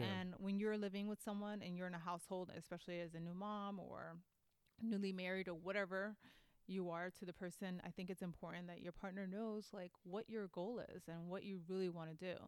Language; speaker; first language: English; native; English